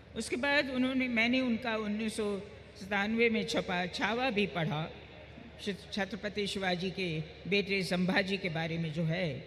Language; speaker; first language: Hindi; native; Hindi